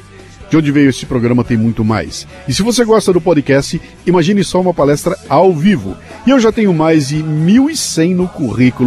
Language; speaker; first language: Portuguese; native; Portuguese